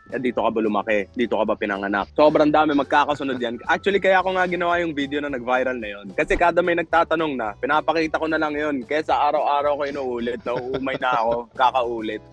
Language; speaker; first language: Filipino; non-native, fluent; Arabic